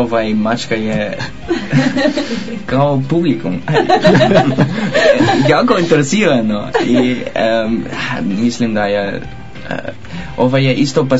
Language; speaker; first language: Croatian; non-native, learner; Dutch